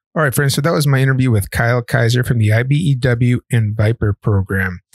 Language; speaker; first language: English; native; English